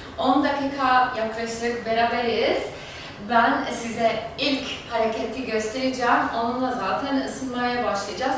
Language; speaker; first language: Turkish; non-native, fluent; German